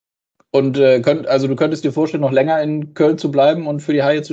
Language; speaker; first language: German; native; German